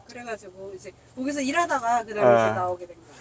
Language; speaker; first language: Korean; native; Korean